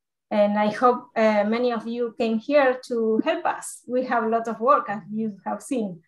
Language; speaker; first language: English; non-native, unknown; Spanish